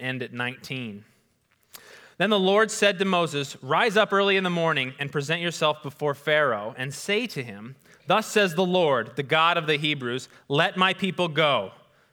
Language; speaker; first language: English; native; English